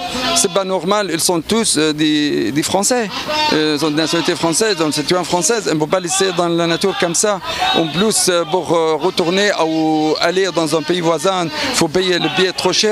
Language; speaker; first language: French; non-native, fluent; Arabic